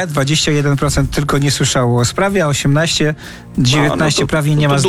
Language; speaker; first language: Polish; native; Polish